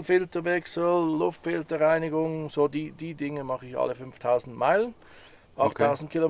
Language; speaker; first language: German; native; German